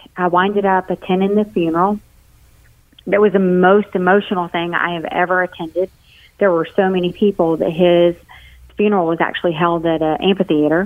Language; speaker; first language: English; native; English